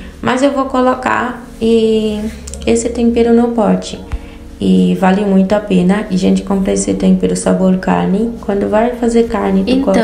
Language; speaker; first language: Portuguese; non-native, fluent; Haitian Creole